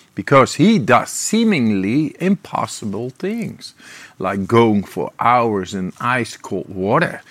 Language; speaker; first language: English; non-native, fluent; Dutch